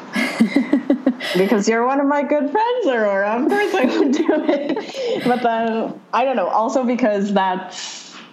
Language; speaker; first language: English; early bilingual, other home language; Cebuano